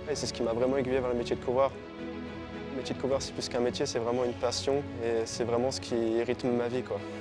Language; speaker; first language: French; native; French